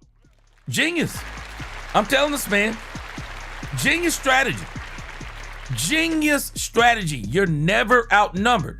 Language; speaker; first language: English; native; English